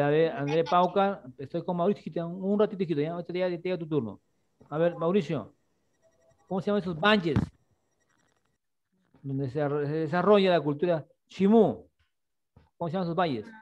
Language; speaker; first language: Spanish; native; Spanish